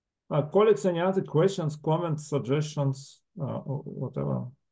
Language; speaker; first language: English; non-native, fluent; Russian